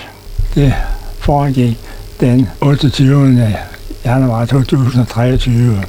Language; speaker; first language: Danish; non-native, fluent; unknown